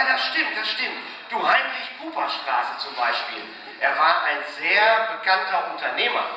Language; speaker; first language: German; native; German